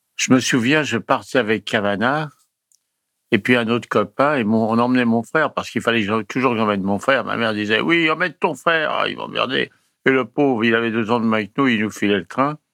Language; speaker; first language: French; early bilingual, other home language; Italian